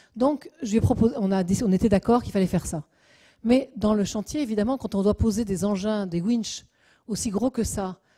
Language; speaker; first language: French; native; French